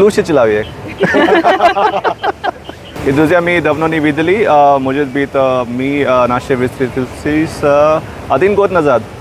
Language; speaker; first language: Russian; non-native, learner; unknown